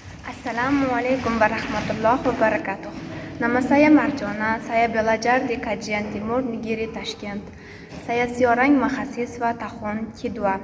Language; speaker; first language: Indonesian; non-native, learner; Uzbek